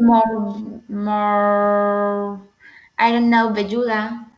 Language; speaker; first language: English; non-native, learner; Spanish